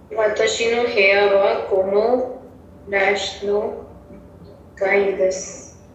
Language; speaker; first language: Japanese; non-native, learner; Hindi